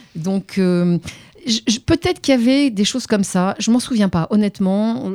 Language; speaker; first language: French; native; French